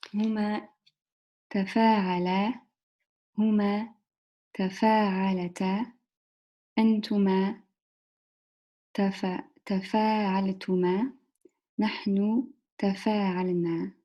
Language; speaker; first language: Arabic; non-native, learner; English